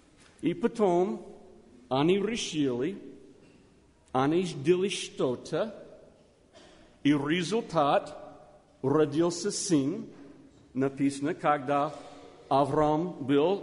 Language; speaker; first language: Russian; non-native, learner; English